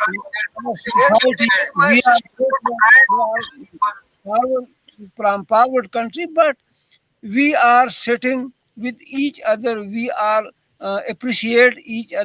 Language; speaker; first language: English; non-native, learner; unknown